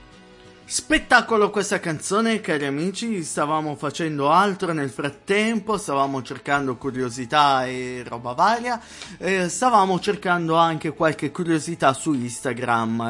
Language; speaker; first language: Italian; native; Italian